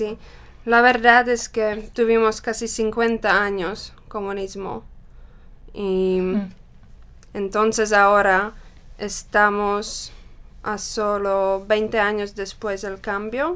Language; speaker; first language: Spanish; non-native, learner; Czech